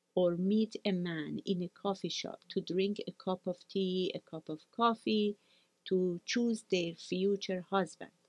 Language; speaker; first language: English; non-native, fluent; Persian